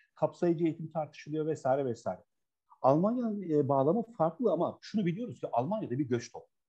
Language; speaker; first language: Turkish; native; Turkish